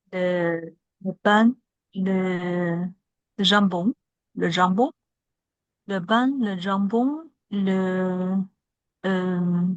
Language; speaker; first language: French; non-native, learner; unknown